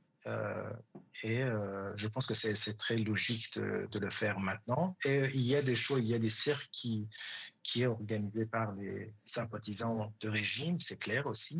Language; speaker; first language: French; non-native, fluent; Persian